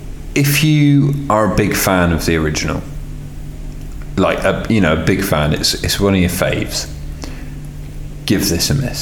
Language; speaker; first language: English; native; English